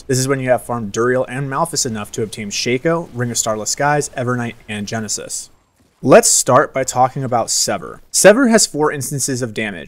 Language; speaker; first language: English; native; English